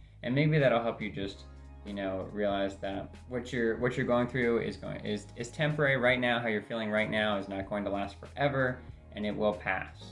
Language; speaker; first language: English; native; English